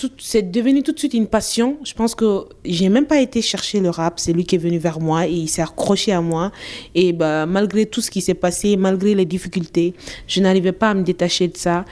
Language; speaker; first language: French; non-native, local second language; Bambara